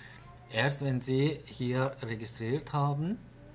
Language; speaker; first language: German; non-native, fluent; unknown